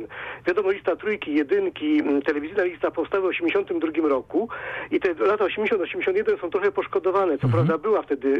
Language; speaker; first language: Polish; native; Polish